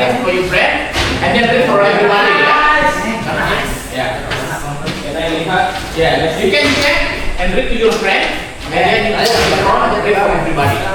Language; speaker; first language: English; non-native, fluent; Indonesian